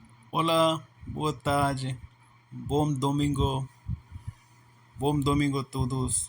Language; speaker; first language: Portuguese; non-native, learner; Tamil